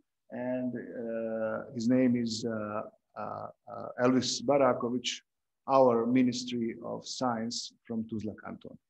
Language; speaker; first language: English; non-native, fluent; Croatian